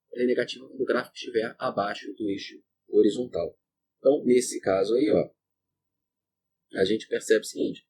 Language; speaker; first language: Portuguese; native; Portuguese